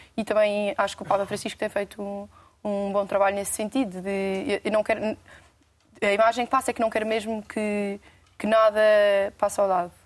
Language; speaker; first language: Portuguese; native; Portuguese